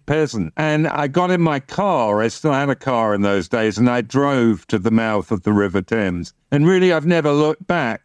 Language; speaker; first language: English; native; English